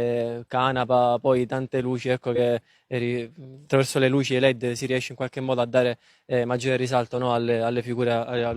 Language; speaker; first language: Italian; native; Italian